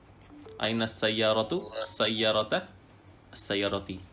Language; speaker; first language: Arabic; non-native, fluent; Indonesian